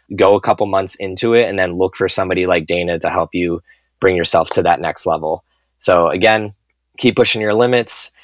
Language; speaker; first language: English; native; English